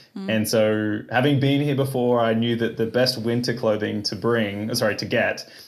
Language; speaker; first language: English; native; English